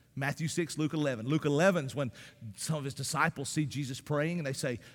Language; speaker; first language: English; native; English